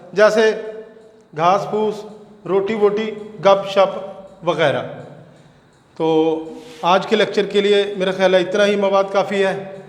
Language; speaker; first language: Urdu; non-native, local second language; Punjabi